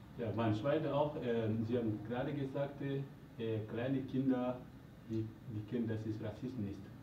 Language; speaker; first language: German; non-native, learner; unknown